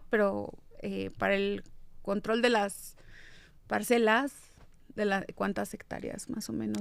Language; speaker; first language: Spanish; native; Spanish